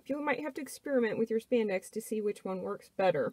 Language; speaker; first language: English; native; English